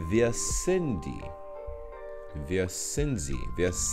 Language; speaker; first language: German; non-native, learner; English